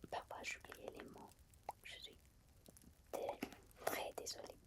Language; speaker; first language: French; non-native, fluent; Spanish